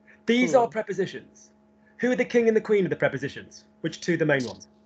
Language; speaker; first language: English; native; English